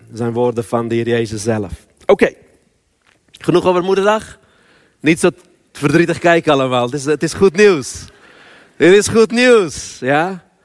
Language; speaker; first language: Dutch; early bilingual, other home language; Armenian